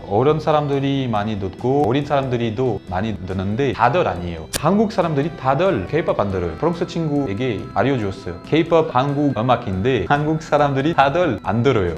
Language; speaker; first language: Korean; non-native, learner; French